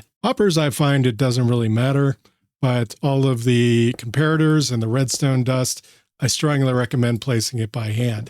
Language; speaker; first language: English; native; English